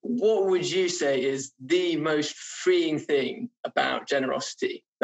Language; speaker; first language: English; native; English